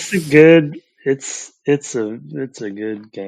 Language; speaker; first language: English; native; English